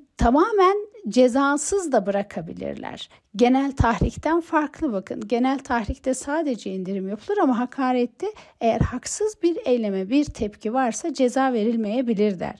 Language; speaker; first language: Turkish; native; Turkish